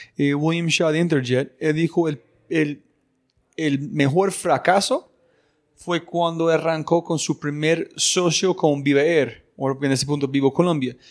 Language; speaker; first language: Spanish; non-native, learner; English